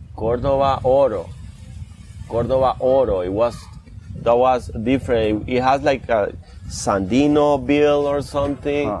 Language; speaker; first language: English; early bilingual, other home language; Spanish